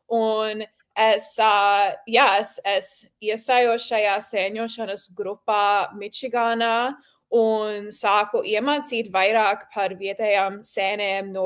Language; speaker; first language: Latvian; early bilingual, heritage; Latvian